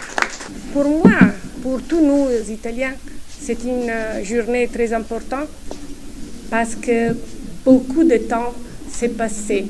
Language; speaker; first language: French; non-native, fluent; Italian